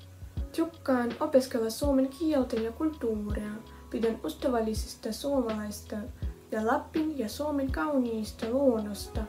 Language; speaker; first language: Finnish; non-native, learner; Russian